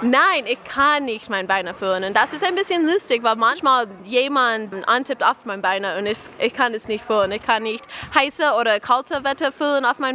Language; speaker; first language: German; non-native, learner; English